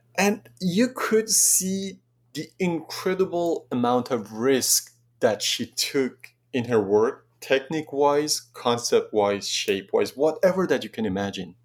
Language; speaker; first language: English; non-native, fluent; Persian